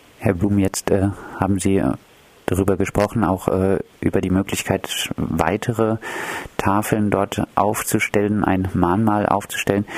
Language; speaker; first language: German; native; German